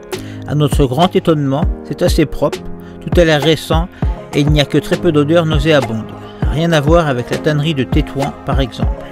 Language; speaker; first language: French; native; French